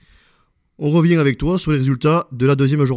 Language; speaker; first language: French; native; French